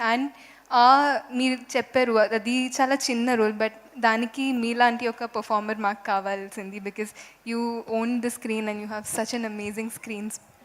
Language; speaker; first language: Telugu; non-native, fluent; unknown